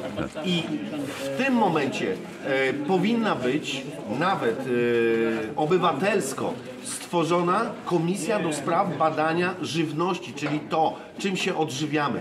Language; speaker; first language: Polish; native; Polish